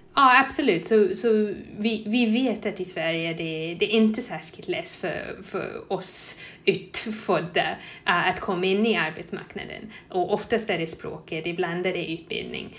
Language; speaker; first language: Swedish; non-native, fluent; English